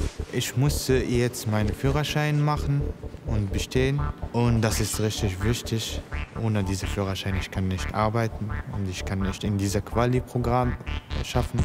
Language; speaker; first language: German; non-native, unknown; Arabic